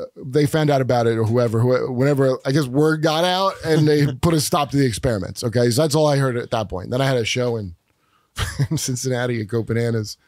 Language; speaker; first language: English; native; English